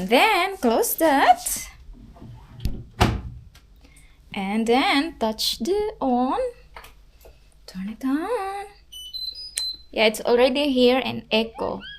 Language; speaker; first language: English; non-native, local second language; Cebuano